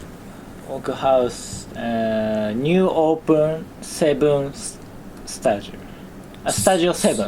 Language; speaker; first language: English; non-native, learner; Japanese